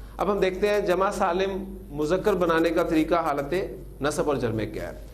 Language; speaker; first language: Urdu; native; Urdu